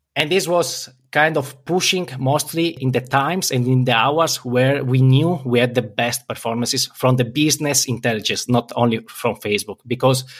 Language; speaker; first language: English; non-native, fluent; Italian